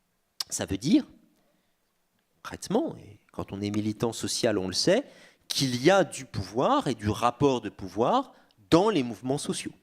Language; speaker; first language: French; native; French